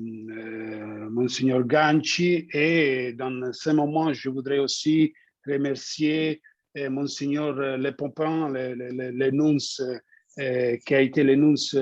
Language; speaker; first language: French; non-native, fluent; Italian